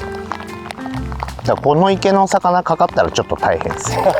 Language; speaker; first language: Japanese; native; Japanese